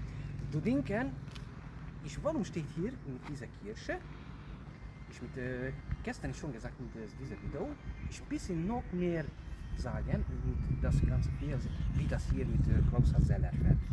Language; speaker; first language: German; non-native, learner; Hungarian